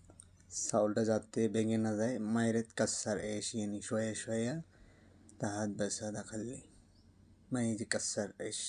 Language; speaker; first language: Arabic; non-native, learner; Bangla